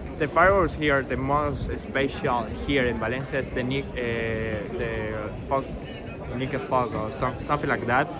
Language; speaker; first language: English; non-native, learner; Spanish